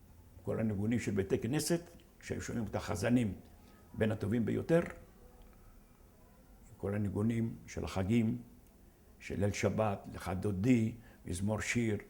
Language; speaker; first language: Hebrew; non-native, fluent; Ladino